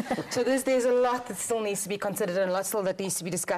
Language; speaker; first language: English; non-native, local second language; Afrikaans